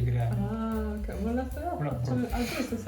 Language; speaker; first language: Korean; non-native, learner; English